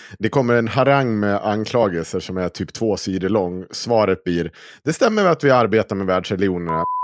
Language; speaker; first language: Swedish; native; Swedish